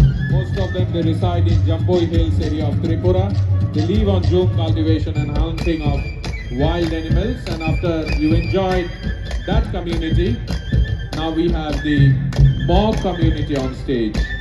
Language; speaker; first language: English; non-native, local second language; Bangla